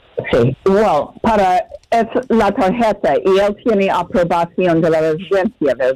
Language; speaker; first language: Spanish; non-native, fluent; English